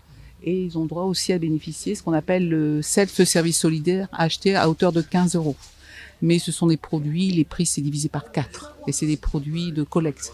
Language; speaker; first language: French; native; French